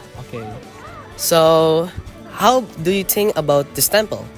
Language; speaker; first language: English; non-native, learner; Indonesian